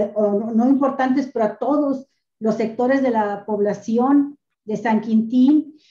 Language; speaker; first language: Spanish; native; Spanish